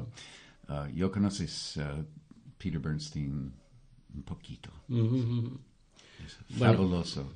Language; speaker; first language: Spanish; non-native, learner; English